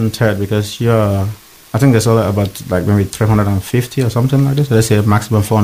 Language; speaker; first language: English; non-native, local second language; Igbo